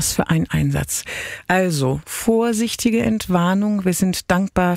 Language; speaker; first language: German; native; German